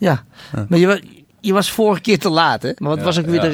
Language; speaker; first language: Dutch; native; Dutch